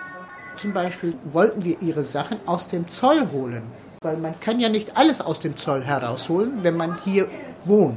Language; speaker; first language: German; early bilingual, other home language; Turkish